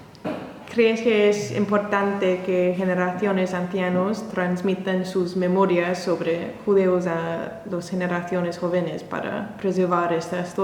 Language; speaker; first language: Spanish; non-native, learner; English